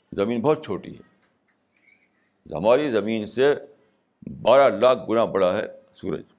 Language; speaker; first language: Urdu; native; Urdu